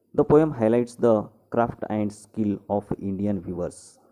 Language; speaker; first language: English; non-native, local second language; Marathi